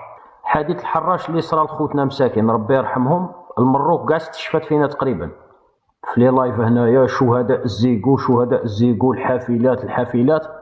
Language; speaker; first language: Arabic; native; Arabic